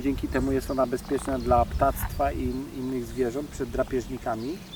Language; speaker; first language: Polish; native; Polish